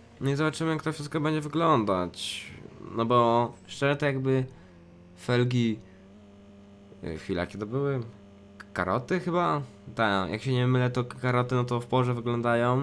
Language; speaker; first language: Polish; native; Polish